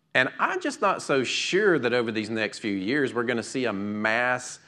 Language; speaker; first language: English; native; English